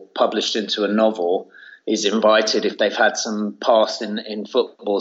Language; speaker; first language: English; native; English